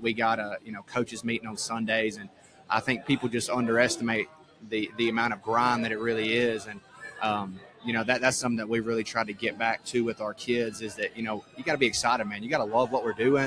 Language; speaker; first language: English; native; English